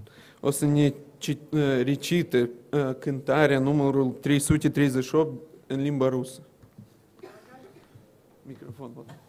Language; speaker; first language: Romanian; non-native, local second language; Russian